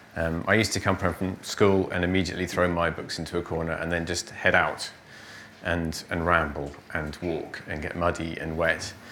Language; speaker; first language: English; native; English